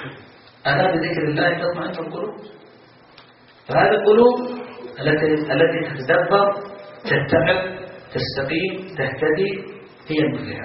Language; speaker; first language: Arabic; native; Arabic